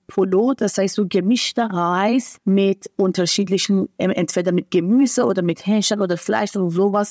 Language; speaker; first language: German; non-native, fluent; Persian